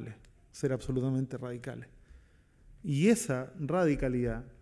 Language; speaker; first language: Spanish; native; Spanish